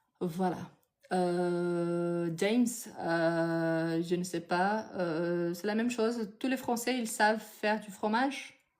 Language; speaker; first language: French; non-native, fluent; Portuguese